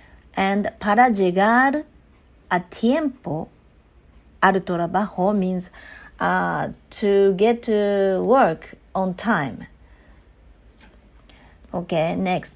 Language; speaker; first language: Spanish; non-native, learner; Japanese